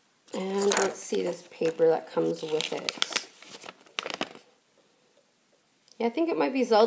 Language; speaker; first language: English; native; English